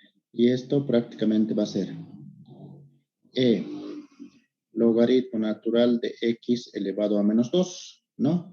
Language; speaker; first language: Spanish; native; Spanish